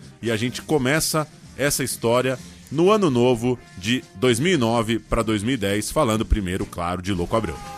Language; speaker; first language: Portuguese; native; Portuguese